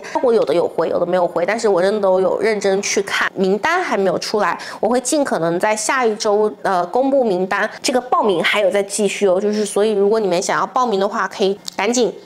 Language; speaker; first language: Chinese; native; Chinese